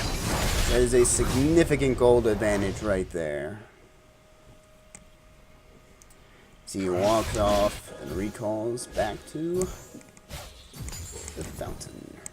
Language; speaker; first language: English; native; English